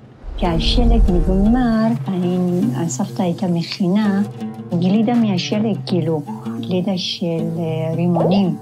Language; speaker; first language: Hebrew; non-native, fluent; Persian